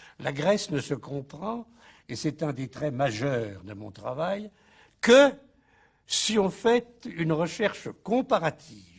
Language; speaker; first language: French; native; French